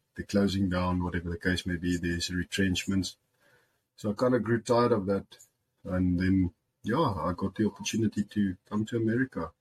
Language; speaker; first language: English; non-native, local second language; Afrikaans